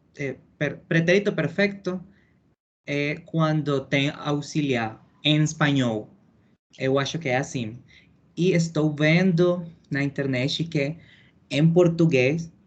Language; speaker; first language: Portuguese; non-native, learner; Spanish